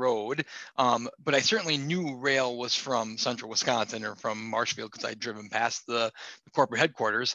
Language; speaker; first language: English; native; English